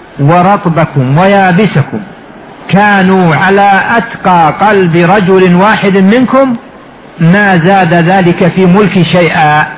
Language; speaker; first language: Arabic; native; Arabic